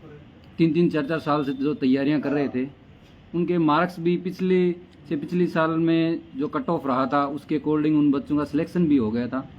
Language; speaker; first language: Hindi; native; Hindi